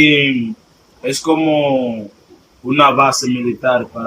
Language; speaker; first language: Spanish; non-native, fluent; Haitian Creole